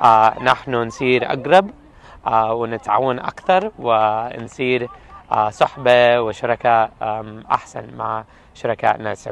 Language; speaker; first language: Arabic; non-native, fluent; English